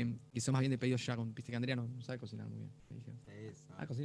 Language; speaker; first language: Spanish; native; Spanish